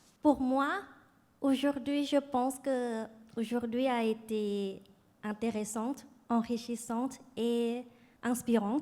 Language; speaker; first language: French; non-native, fluent; Thai